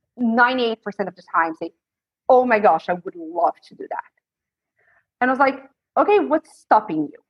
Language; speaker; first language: English; non-native, fluent; Portuguese